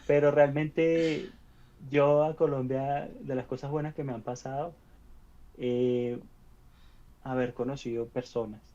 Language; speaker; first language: Spanish; native; Spanish